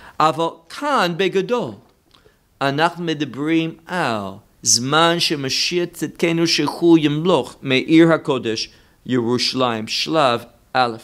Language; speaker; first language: Hebrew; non-native, fluent; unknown